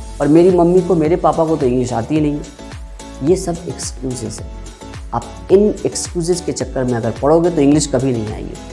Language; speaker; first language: Hindi; native; Hindi